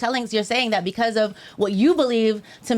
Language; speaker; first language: English; native; English